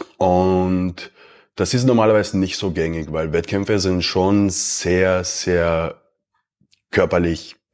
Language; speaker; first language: German; early bilingual, other home language; Romanian